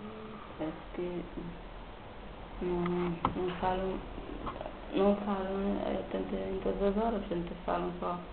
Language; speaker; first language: Portuguese; non-native, local second language; Kabuverdianu